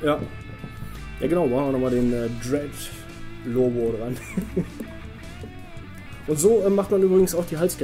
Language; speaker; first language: German; native; German